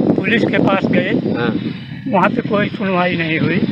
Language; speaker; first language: Hindi; native; Hindi